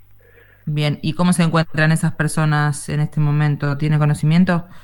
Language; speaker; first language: Spanish; native; Spanish